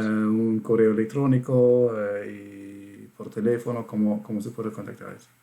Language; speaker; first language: Spanish; non-native, fluent; German